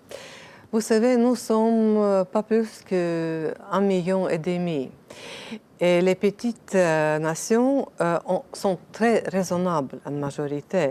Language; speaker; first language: French; non-native, fluent; Latvian